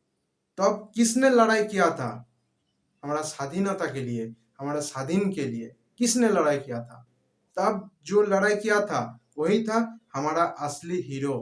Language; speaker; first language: Hindi; non-native, local second language; Bangla